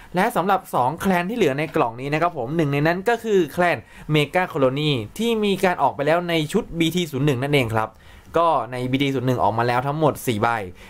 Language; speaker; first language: Thai; native; Thai